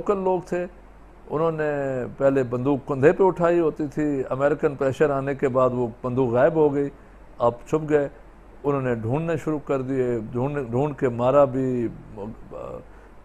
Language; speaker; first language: Urdu; non-native, local second language; Sindhi